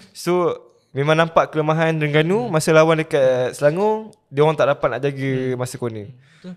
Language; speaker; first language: Malay; native; Malay